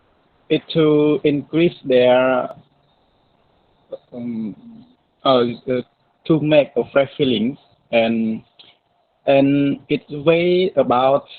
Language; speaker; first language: English; non-native, learner; Khmer